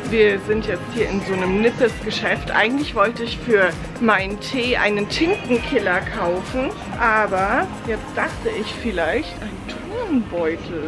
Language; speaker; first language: German; native; German